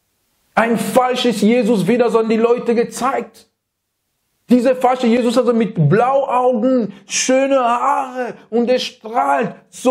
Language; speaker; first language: German; non-native, fluent; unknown